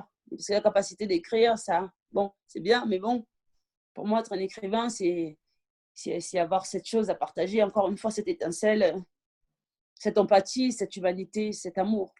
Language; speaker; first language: French; early bilingual, other home language; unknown